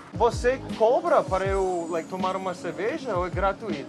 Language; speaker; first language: Portuguese; non-native, fluent; English